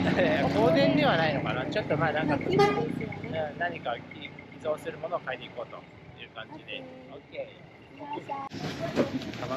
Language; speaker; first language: Japanese; native; Japanese